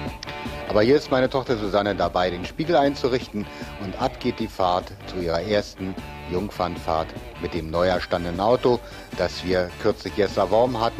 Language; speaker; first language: German; native; German